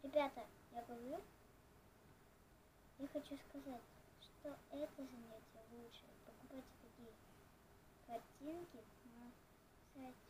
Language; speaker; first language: Russian; non-native, local second language; Ukrainian